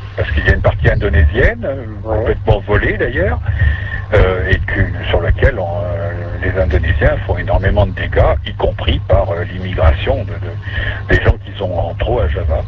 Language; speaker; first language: French; native; French